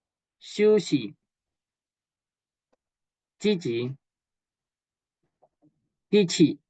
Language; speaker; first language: Chinese; non-native, fluent; Spanish